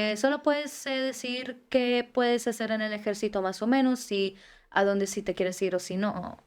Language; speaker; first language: Spanish; early bilingual, heritage; Spanish